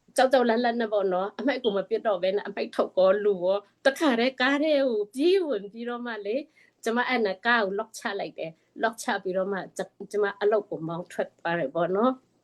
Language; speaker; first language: Burmese; non-native, local second language; Tedim Chin